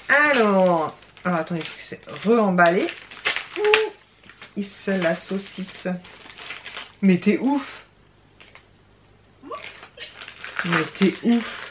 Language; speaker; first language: French; native; French